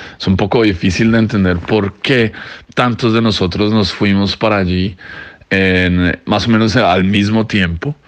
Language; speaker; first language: Spanish; native; Spanish